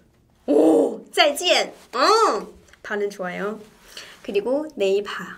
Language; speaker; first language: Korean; non-native, fluent; Chinese